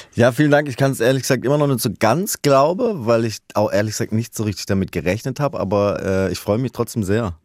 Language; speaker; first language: German; native; German